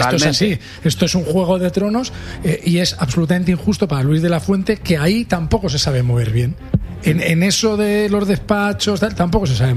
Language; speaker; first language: Spanish; native; Spanish